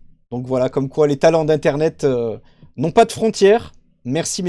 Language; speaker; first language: French; native; French